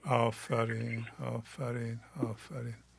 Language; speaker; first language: Persian; native; Persian